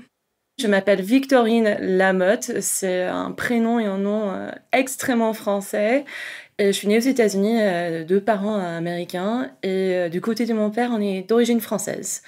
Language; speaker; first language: French; non-native, fluent; English